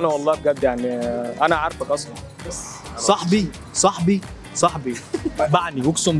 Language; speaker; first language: Arabic; native; Arabic